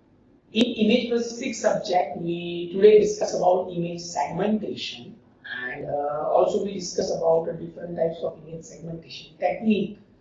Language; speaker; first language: English; non-native, local second language; Gujarati